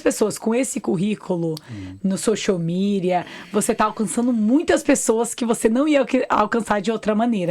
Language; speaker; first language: Portuguese; native; Portuguese